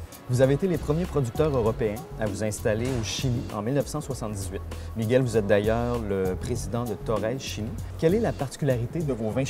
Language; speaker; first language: French; native; French